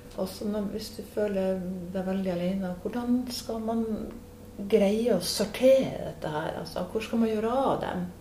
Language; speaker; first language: Norwegian; native; Norwegian